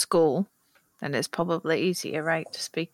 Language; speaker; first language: English; native; English